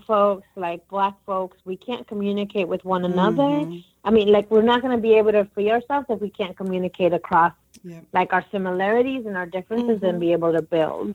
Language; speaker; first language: English; native; English